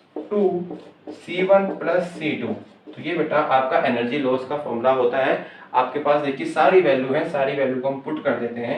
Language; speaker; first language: Hindi; native; Hindi